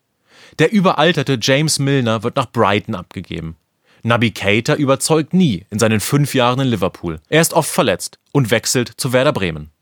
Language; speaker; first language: German; native; German